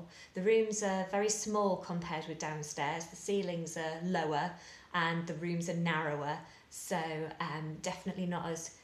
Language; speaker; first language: English; native; English